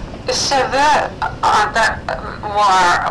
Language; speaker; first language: French; non-native, learner; Finnish